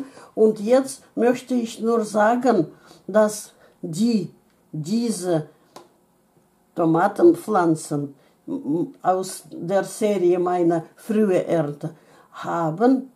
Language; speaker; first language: German; non-native, fluent; Russian